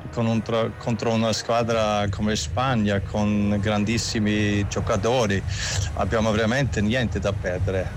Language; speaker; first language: Italian; non-native, fluent; German